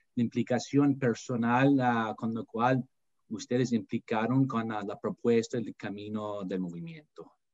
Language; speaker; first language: Spanish; non-native, fluent; English